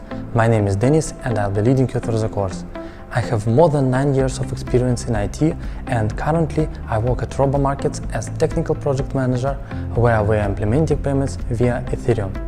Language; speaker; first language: English; non-native, fluent; Russian